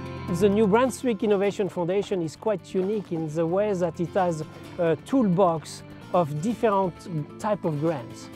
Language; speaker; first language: English; non-native, fluent; French